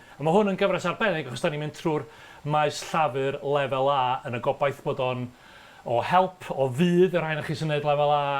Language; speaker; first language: Welsh; native; Welsh